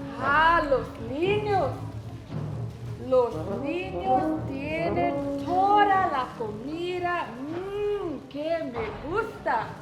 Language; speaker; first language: Spanish; non-native, learner; English